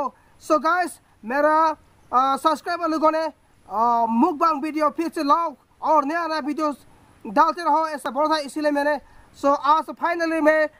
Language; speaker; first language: Hindi; non-native, local second language; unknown